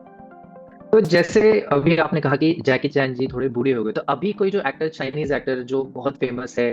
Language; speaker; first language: Hindi; non-native, fluent; Chinese